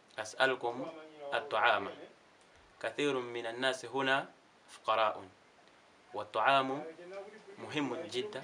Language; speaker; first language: Arabic; non-native, learner; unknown